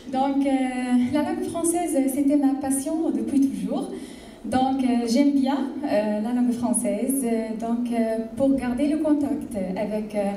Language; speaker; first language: French; non-native, fluent; Arabic